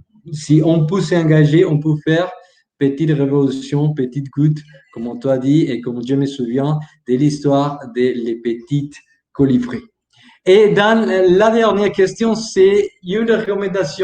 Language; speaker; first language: French; non-native, learner; Spanish